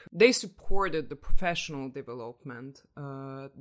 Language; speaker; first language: English; non-native, fluent; Hungarian